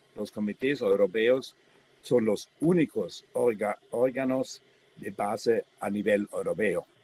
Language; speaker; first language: Spanish; non-native, fluent; German